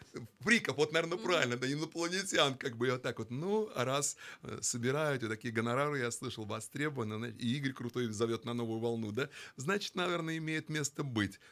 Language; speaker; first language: Russian; native; Russian